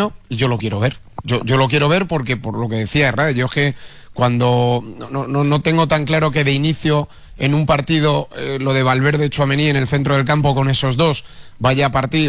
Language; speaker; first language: Spanish; native; Spanish